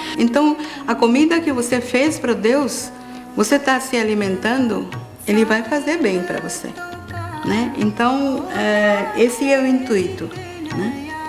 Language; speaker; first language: Portuguese; non-native, fluent; Marathi